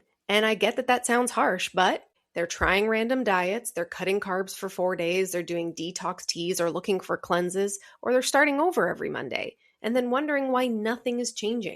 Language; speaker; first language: English; native; English